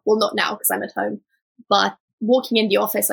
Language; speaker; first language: English; early bilingual, other home language; Romanian